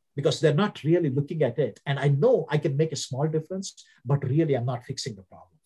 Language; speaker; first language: English; non-native, local second language; Telugu